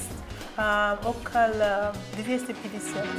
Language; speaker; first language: Russian; non-native, learner; Igbo